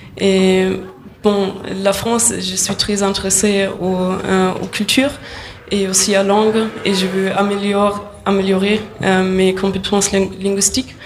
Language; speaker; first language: French; non-native, learner; German